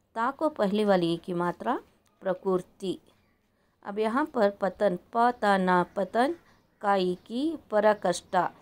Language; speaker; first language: Hindi; non-native, local second language; Kannada